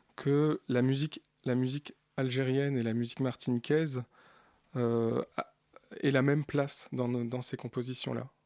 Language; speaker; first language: French; early bilingual, other home language; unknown